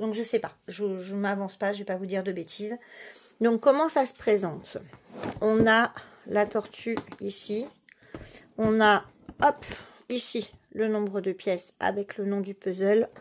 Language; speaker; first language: French; native; French